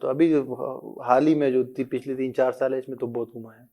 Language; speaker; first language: Urdu; non-native, local second language; Pashto